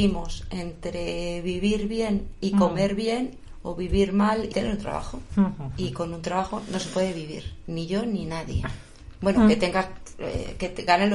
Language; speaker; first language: Spanish; native; Spanish